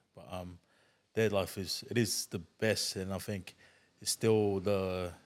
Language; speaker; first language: English; non-native, fluent; Tongan